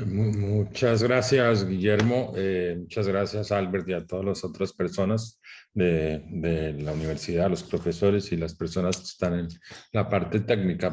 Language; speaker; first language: Spanish; native; Spanish